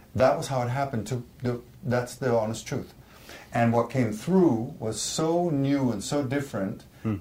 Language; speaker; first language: English; non-native, fluent; Danish